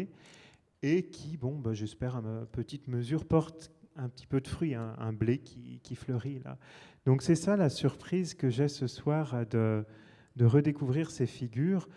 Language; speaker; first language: French; native; French